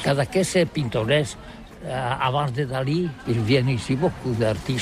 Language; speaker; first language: French; non-native, learner; Catalan